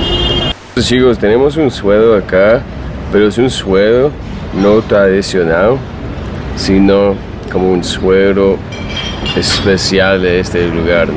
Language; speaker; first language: Spanish; non-native, fluent; English